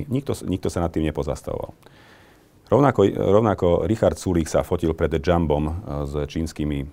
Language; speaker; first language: Slovak; non-native, local second language; Hungarian